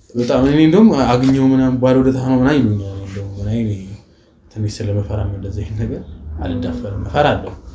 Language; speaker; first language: Amharic; native; Amharic